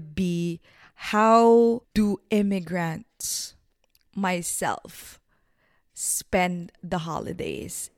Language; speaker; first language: English; non-native, local second language; Filipino